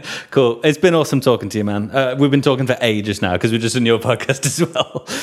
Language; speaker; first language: English; native; English